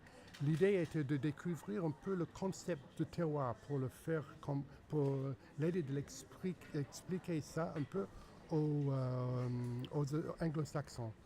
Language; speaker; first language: French; non-native, fluent; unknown